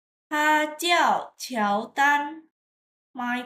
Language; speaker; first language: Chinese; non-native, fluent; Indonesian